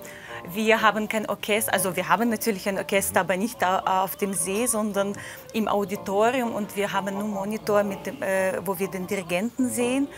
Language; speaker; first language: German; non-native, fluent; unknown